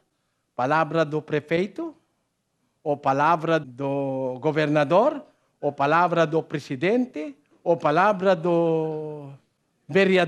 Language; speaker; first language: Portuguese; non-native, learner; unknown